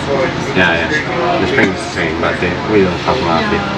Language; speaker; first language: English; non-native, fluent; Spanish